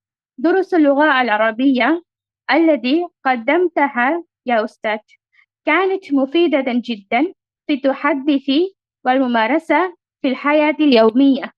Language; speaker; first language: Arabic; non-native, learner; Tamil